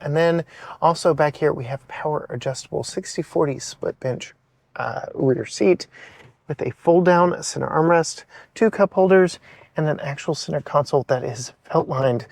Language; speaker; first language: English; native; English